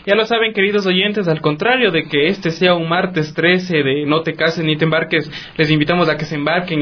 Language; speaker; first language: Spanish; native; Spanish